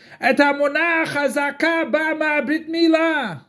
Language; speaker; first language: Hebrew; non-native, fluent; English